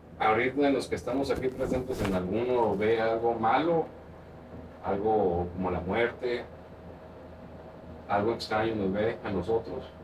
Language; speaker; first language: Spanish; native; Spanish